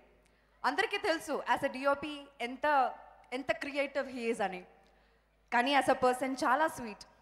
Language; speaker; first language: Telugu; non-native, local second language; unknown